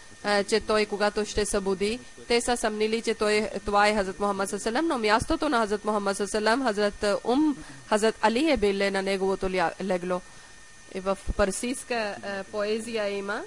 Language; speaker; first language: Bulgarian; non-native, learner; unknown